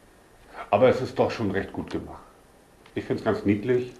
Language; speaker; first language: German; native; German